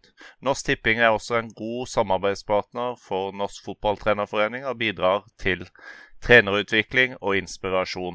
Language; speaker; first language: Norwegian; native; Norwegian